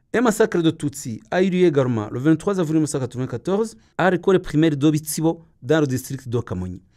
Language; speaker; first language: French; non-native, local second language; Kinyarwanda